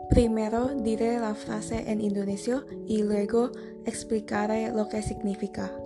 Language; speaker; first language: Spanish; non-native, fluent; Indonesian